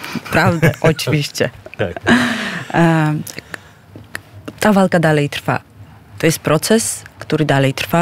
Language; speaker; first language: Polish; non-native, fluent; Georgian